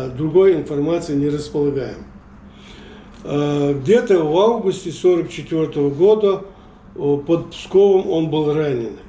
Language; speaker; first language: Russian; non-native, local second language; Chechen